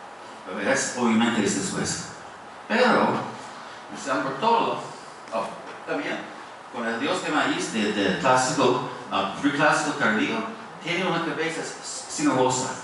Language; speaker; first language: Spanish; non-native, fluent; English